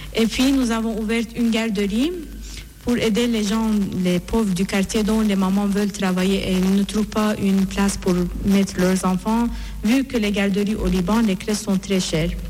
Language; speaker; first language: French; non-native, fluent; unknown